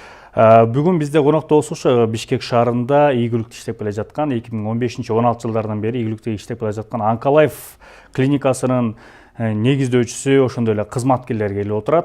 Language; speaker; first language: Kyrgyz; native; Kyrgyz